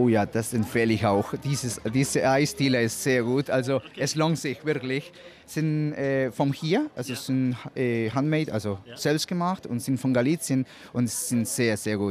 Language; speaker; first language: German; non-native, fluent; Spanish